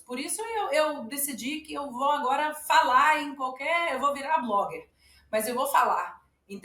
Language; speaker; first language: Portuguese; non-native, fluent; Ukrainian